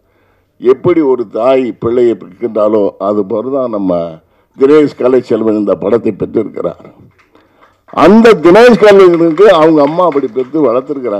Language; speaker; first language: Tamil; native; Tamil